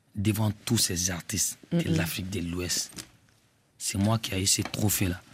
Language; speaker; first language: French; non-native, local second language; Bambara